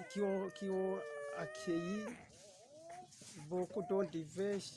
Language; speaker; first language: French; non-native, local second language; Rundi